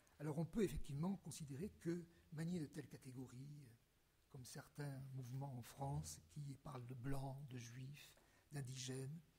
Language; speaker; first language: French; native; French